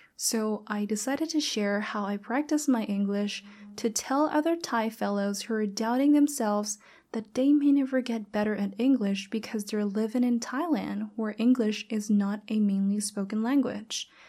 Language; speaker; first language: English; non-native, fluent; Thai